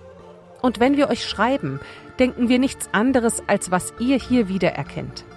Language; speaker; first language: German; native; German